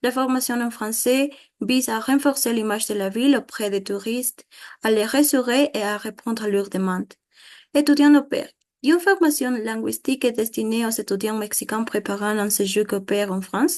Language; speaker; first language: French; non-native, fluent; Spanish